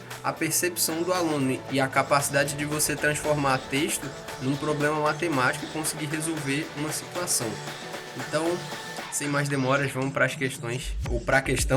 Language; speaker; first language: Portuguese; native; Portuguese